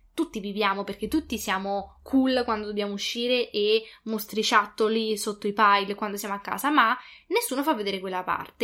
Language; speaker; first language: Italian; native; Italian